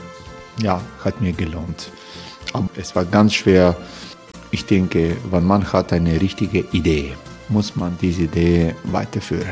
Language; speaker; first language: German; non-native, learner; Croatian